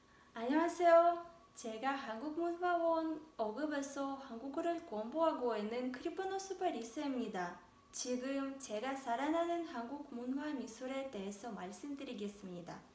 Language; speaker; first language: Korean; non-native, learner; Russian